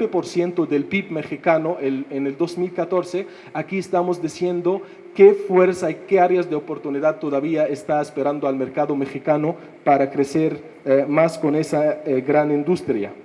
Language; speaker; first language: Spanish; non-native, fluent; Arabic